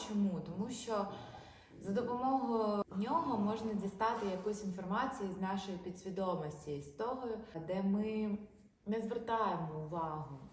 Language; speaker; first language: Ukrainian; non-native, local second language; Russian